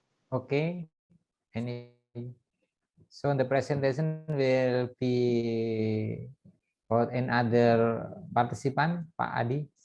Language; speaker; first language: English; non-native, fluent; Indonesian